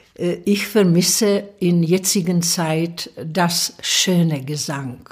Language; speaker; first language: German; non-native, fluent; Czech